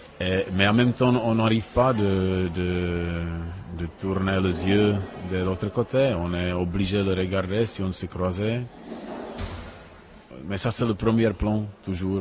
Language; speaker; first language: French; non-native, learner; Czech